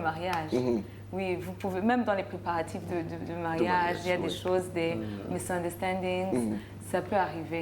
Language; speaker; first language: French; non-native, local second language; Rundi